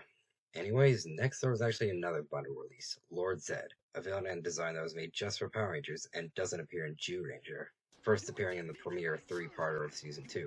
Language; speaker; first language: English; native; English